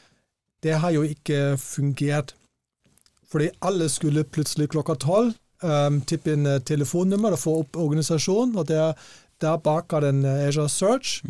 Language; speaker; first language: Norwegian; non-native, fluent; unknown